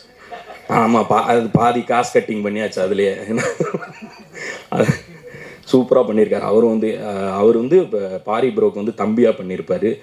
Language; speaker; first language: Tamil; native; Tamil